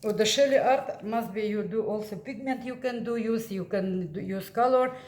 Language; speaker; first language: English; non-native, learner; Russian